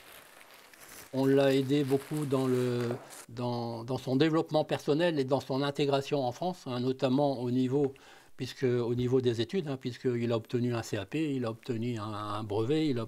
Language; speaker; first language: French; native; French